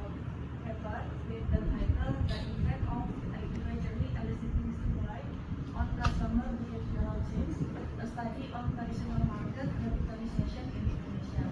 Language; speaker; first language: English; non-native, fluent; Indonesian